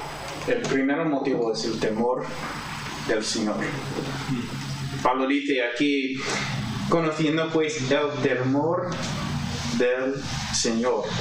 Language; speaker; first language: Spanish; non-native, fluent; English